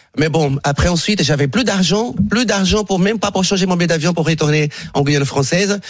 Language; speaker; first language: French; non-native, fluent; Portuguese